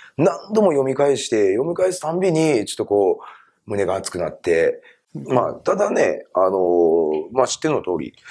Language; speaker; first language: Japanese; native; Japanese